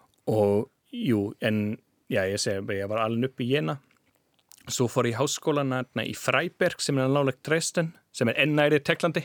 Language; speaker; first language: Icelandic; non-native, fluent; German